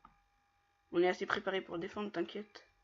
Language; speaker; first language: French; native; French